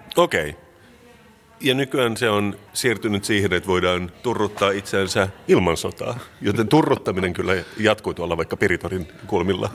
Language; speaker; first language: Finnish; non-native, local second language; Swedish